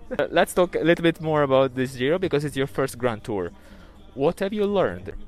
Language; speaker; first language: English; non-native, fluent; Italian